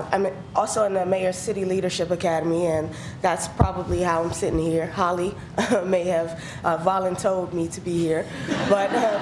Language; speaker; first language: English; native; English